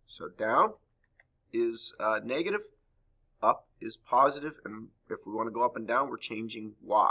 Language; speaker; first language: English; native; English